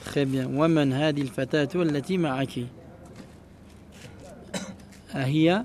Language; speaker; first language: Arabic; non-native, fluent; French